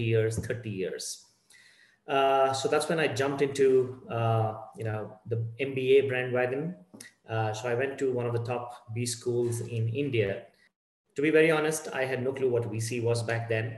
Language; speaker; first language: English; non-native, local second language; Kannada